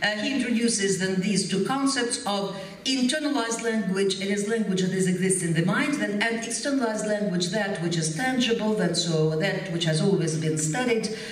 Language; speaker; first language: English; non-native, fluent; Ukrainian